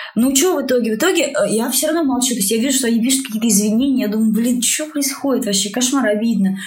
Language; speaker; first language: Russian; native; Russian